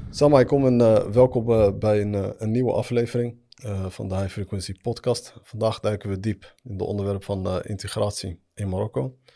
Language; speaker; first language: Dutch; early bilingual, other home language; Arabic